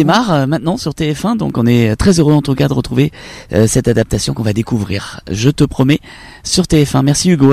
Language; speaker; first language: French; native; French